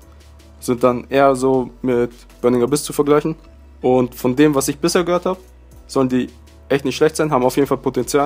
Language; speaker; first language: German; native; German